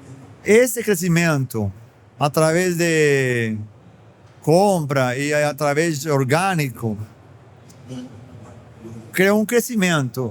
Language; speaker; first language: Portuguese; non-native, fluent; Spanish